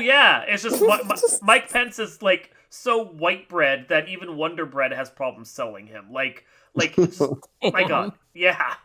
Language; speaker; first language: English; native; English